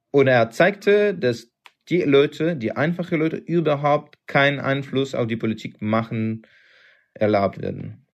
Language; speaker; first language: German; non-native, fluent; Russian